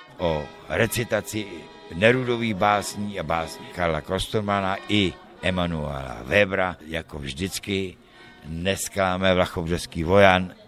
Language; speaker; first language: Czech; native; Czech